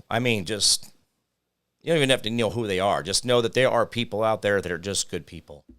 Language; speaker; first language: English; native; English